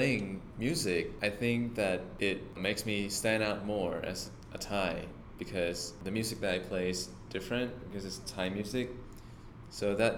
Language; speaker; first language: English; non-native, fluent; Thai